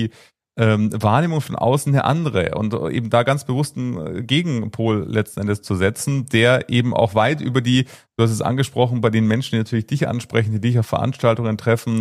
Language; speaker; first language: German; native; German